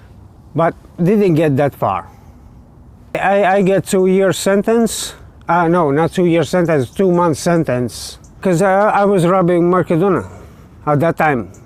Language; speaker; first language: English; non-native, learner; Latvian